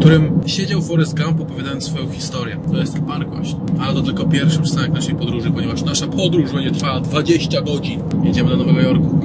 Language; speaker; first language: Polish; native; Polish